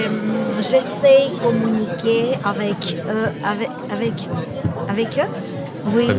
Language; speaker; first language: French; non-native, learner; Armenian